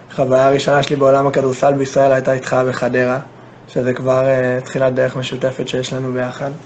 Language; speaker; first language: Hebrew; non-native, fluent; English